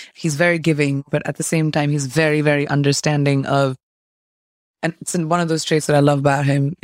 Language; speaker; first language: English; non-native, local second language; Hindi